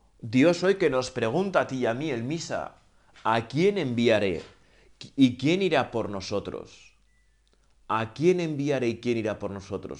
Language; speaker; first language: Spanish; native; Spanish